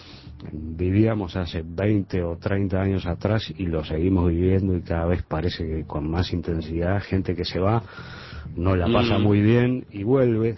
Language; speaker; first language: Spanish; native; Spanish